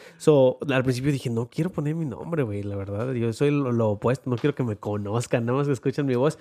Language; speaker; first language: Spanish; early bilingual, heritage; Spanish